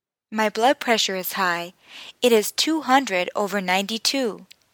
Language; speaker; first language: English; native; English